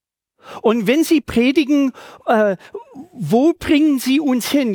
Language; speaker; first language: German; native; German